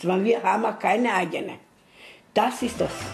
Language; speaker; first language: German; non-native, learner; Romany